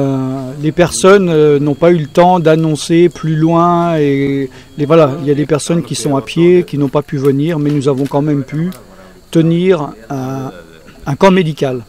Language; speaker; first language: French; native; French